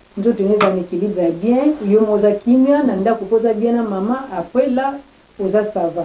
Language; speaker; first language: Lingala; non-native, local second language; Kongo